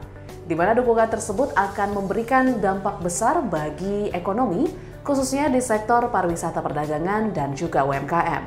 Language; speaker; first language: Indonesian; native; Indonesian